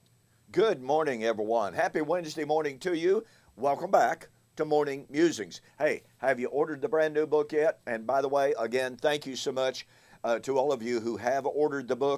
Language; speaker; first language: English; native; English